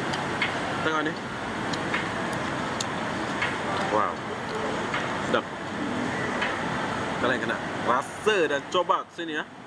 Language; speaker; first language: Indonesian; non-native, local second language; Sasak